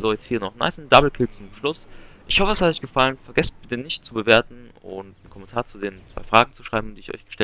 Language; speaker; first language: German; native; German